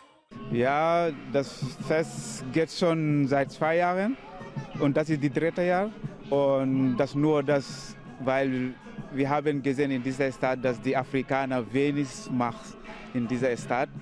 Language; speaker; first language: German; non-native, learner; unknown